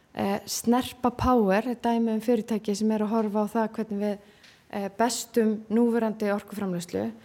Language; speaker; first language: Icelandic; native; Icelandic